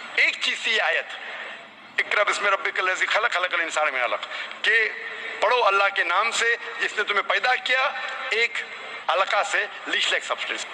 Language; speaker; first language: Hindi; non-native, local second language; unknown